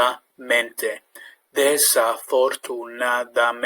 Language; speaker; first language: Spanish; non-native, fluent; English